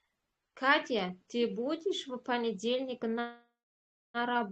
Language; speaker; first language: Russian; non-native, learner; Uzbek